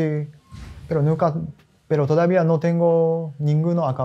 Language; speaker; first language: Spanish; non-native, learner; Japanese